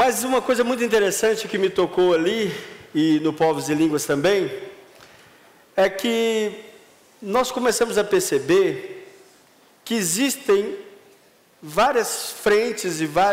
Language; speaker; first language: Portuguese; native; Portuguese